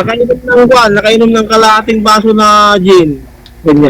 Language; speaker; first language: Filipino; non-native, local second language; Iloko